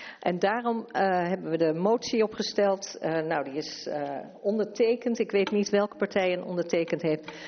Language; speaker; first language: Dutch; native; Dutch